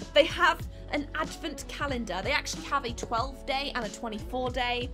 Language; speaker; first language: English; native; English